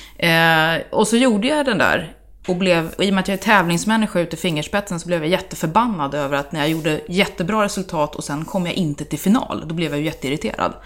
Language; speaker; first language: Swedish; native; Swedish